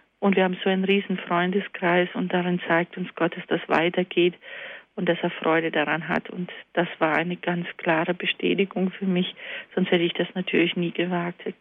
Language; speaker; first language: German; early bilingual, other home language; Croatian